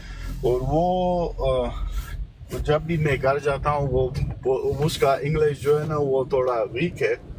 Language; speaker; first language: Hindi; non-native, local second language; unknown